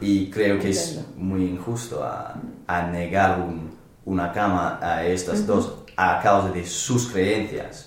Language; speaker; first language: Spanish; non-native, learner; English